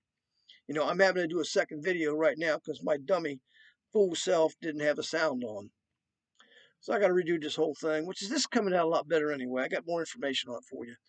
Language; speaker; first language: English; native; English